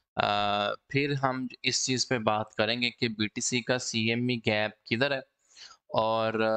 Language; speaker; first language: Hindi; native; Hindi